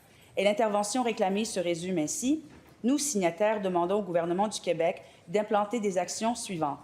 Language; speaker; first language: French; native; French